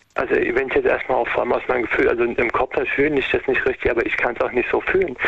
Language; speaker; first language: German; native; German